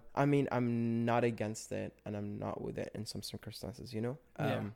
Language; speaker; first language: English; non-native, fluent; Arabic